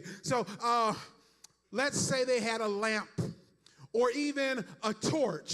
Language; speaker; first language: English; native; English